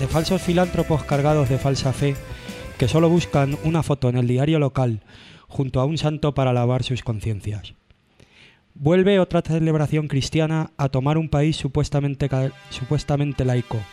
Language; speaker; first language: Spanish; native; Spanish